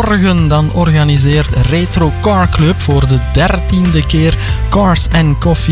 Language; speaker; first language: Dutch; native; Dutch